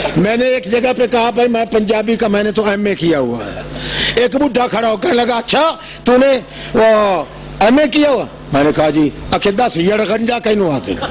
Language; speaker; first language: Urdu; non-native, local second language; Saraiki